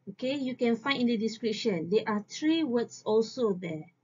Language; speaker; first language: English; non-native, local second language; Malay